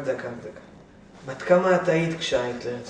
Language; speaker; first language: Hebrew; native; Hebrew